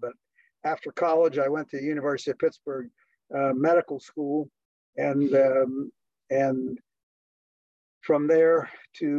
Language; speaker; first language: English; native; English